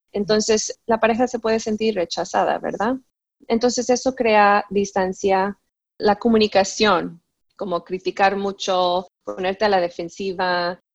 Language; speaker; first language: Spanish; early bilingual, heritage; Spanish